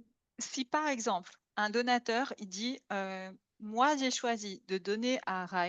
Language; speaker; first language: French; native; French